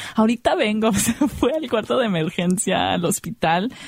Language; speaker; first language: Spanish; early bilingual, heritage; Spanish